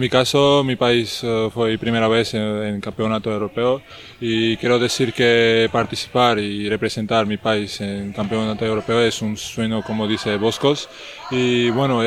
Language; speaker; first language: Spanish; non-native, fluent; Georgian